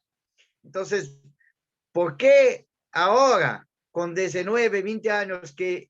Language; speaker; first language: Spanish; non-native, fluent; Portuguese